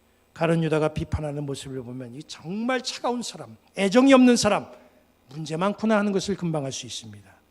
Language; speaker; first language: Korean; native; Korean